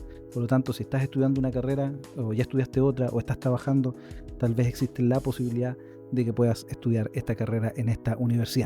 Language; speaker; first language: Spanish; native; Spanish